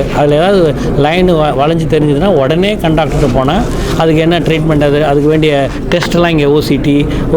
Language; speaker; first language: Tamil; native; Tamil